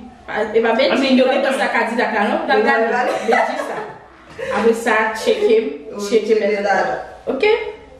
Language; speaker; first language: French; non-native, learner; Haitian Creole